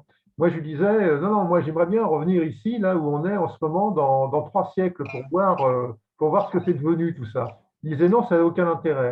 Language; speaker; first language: French; native; French